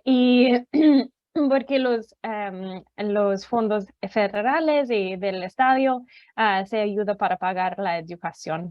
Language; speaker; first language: Spanish; non-native, fluent; English